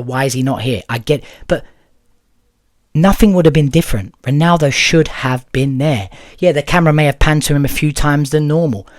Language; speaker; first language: English; native; English